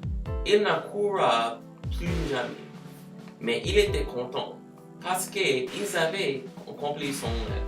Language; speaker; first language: French; non-native, learner; English